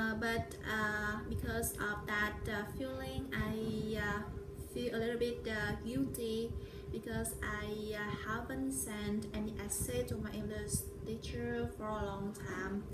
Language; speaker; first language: English; non-native, learner; Vietnamese